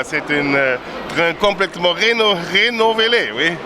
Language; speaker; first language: French; non-native, learner; German